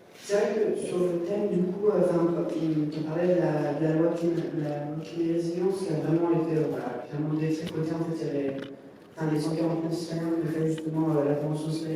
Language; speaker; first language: French; native; French